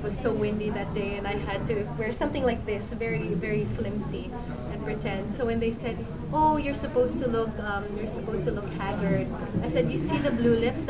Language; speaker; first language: English; non-native, local second language; Filipino